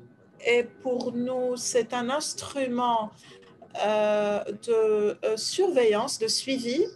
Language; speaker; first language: French; non-native, fluent; Ukrainian